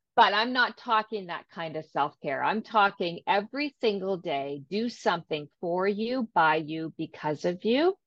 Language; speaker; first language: English; native; English